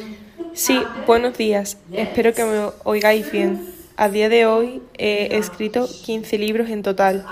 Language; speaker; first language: Spanish; non-native, fluent; German